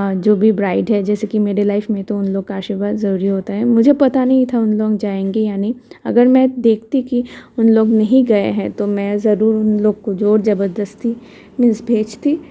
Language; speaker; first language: Hindi; non-native, local second language; Bangla